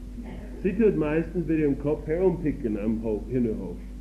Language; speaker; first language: German; non-native, fluent; English